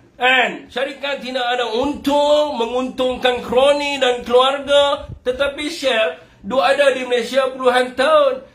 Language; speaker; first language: Malay; native; Malay